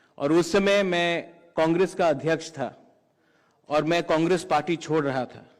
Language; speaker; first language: Hindi; non-native, local second language; Kok Borok